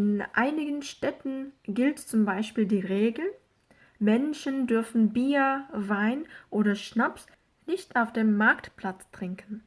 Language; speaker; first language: German; non-native, fluent; Korean